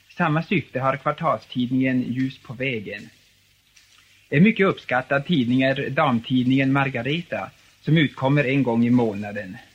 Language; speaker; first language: Swedish; native; Swedish